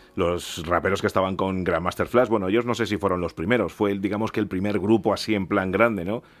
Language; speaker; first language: Spanish; early bilingual, other home language; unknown